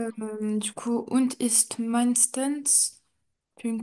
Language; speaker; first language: German; non-native, learner; French